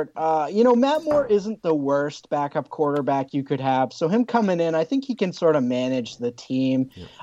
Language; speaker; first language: English; native; English